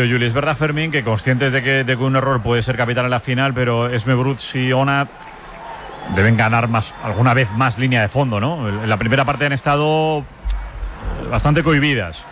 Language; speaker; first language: Spanish; native; Spanish